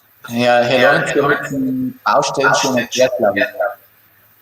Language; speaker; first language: German; native; German